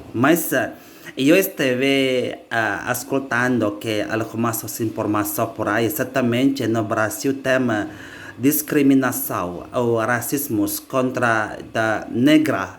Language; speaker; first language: Portuguese; non-native, learner; Indonesian